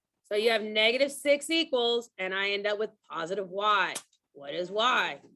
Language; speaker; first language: English; native; English